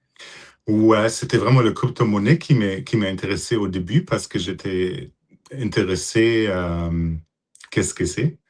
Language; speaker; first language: French; non-native, fluent; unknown